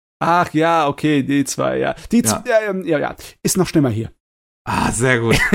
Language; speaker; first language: German; native; German